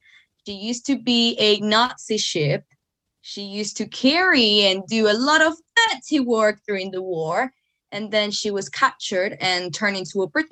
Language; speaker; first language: English; non-native, fluent; Spanish